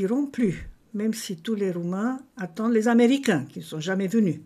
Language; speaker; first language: French; non-native, fluent; Romanian